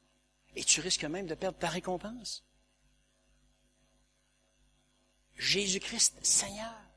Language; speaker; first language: French; native; French